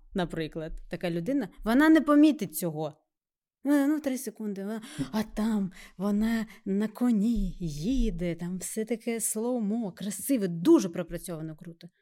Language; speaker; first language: Ukrainian; native; Ukrainian